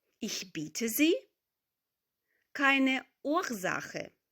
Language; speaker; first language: German; non-native, learner; Ukrainian